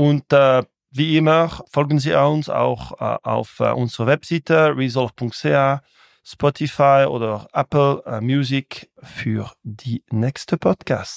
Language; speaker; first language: German; non-native, local second language; French